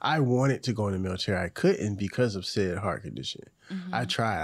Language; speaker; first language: English; native; English